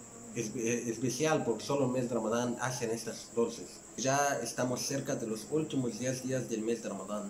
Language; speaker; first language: Spanish; non-native, learner; Arabic